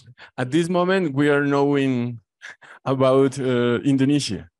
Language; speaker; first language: English; non-native, fluent; Spanish